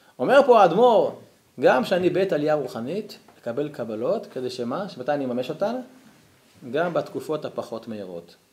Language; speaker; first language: Hebrew; native; Hebrew